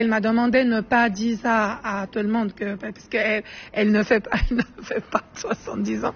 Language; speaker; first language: French; non-native, fluent; Arabic